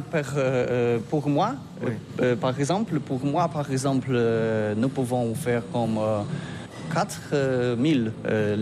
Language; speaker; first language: French; non-native, learner; Polish